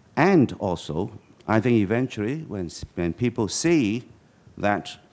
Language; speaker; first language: English; non-native, local second language; Chinese